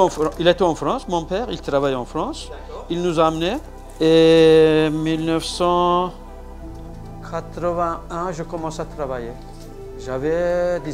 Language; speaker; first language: French; non-native, fluent; Turkish